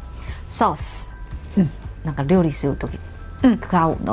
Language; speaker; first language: Japanese; non-native, fluent; Chinese